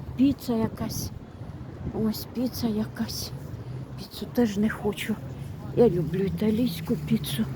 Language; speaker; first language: Ukrainian; native; Ukrainian